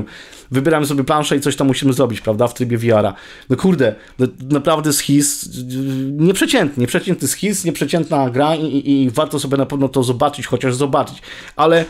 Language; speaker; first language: Polish; native; Polish